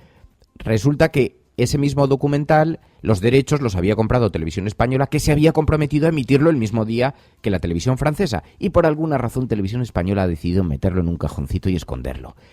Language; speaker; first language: Spanish; native; Spanish